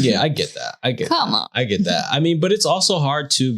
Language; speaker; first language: English; native; English